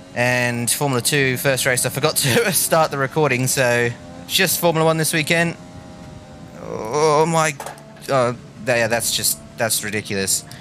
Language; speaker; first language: English; native; English